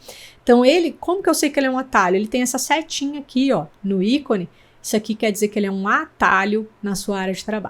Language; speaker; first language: Portuguese; native; Portuguese